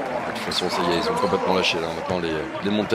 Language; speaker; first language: French; native; French